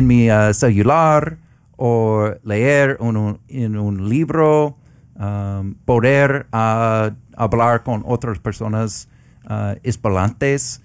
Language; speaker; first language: Spanish; non-native, learner; English